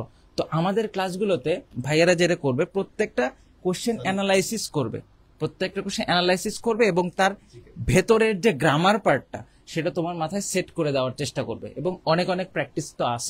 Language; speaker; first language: Bangla; native; Bangla